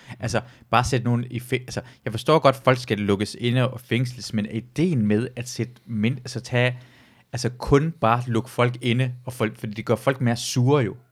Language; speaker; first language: Danish; early bilingual, other home language; Persian